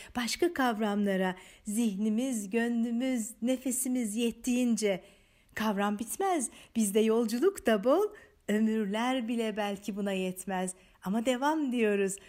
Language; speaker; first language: Turkish; native; Turkish